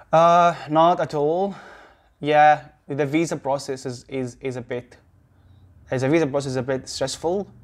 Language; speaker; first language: English; non-native, learner; Arabic